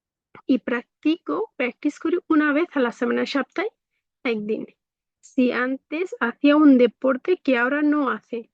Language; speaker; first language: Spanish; non-native, fluent; Bangla